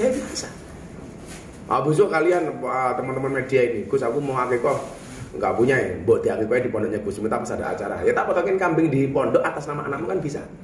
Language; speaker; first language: Indonesian; native; Indonesian